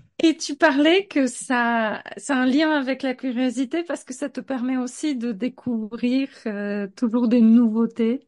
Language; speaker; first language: French; non-native, fluent; Polish